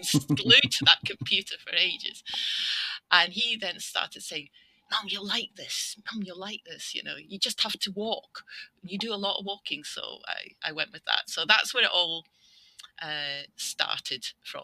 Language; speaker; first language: English; native; English